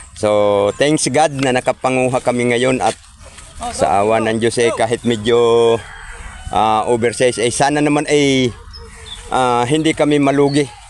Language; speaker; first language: Filipino; non-native, local second language; Cebuano